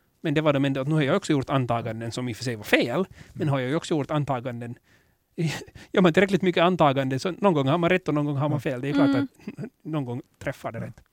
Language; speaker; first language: Swedish; native; Swedish